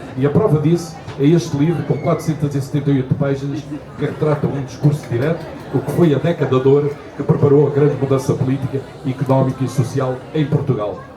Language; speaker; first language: Portuguese; native; Portuguese